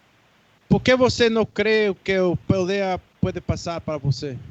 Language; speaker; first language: Portuguese; non-native, fluent; Spanish